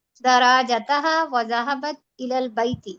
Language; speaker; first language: Arabic; non-native, learner; Urdu